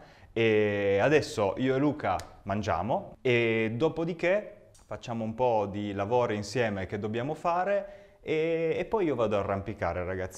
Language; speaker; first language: Italian; native; Italian